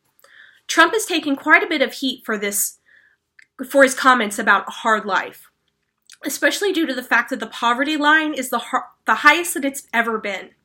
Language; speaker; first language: English; native; English